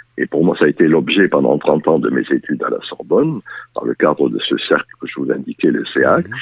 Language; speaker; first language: French; native; French